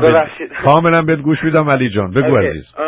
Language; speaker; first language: Persian; native; Persian